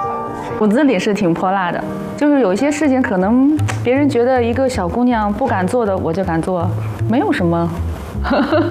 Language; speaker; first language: Chinese; native; Chinese